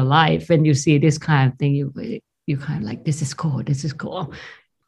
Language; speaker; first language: English; non-native, fluent; Thai